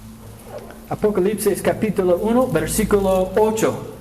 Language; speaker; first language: Spanish; non-native, fluent; English